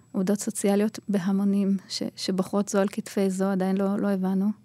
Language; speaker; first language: Hebrew; native; Hebrew